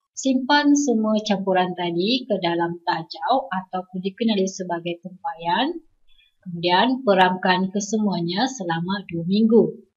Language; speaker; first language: Malay; non-native, local second language; Iban